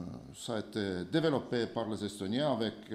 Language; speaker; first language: French; non-native, fluent; Estonian